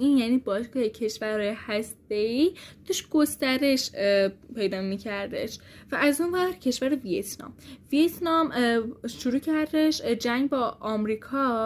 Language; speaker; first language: Persian; native; Persian